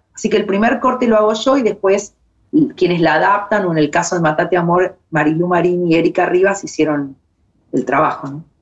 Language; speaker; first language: Spanish; native; Spanish